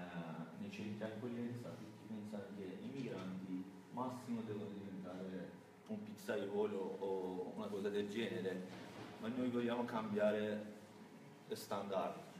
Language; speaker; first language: Italian; non-native, learner; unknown